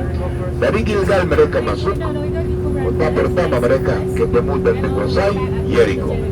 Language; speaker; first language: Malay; non-native, fluent; Hebrew